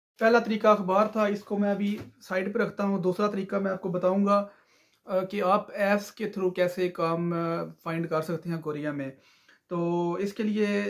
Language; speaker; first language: Urdu; non-native, local second language; Punjabi